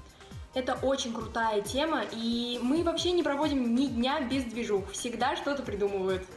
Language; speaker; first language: Russian; native; Russian